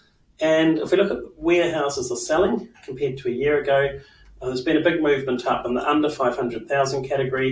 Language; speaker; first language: English; native; English